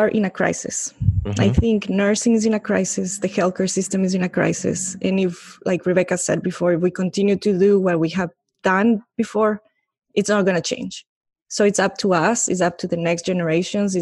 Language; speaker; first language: English; non-native, fluent; Spanish